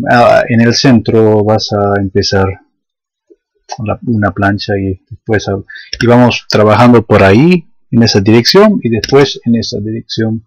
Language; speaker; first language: Spanish; non-native, fluent; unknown